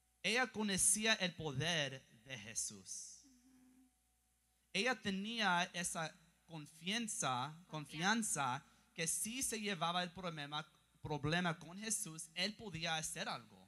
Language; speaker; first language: Spanish; early bilingual, heritage; English